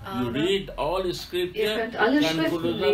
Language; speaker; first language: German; non-native, learner; Hindi